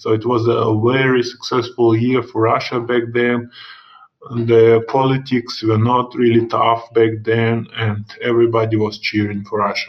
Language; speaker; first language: English; non-native, fluent; Russian